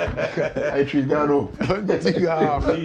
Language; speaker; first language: English; native; English